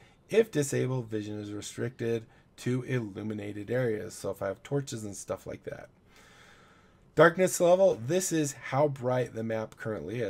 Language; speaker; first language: English; native; English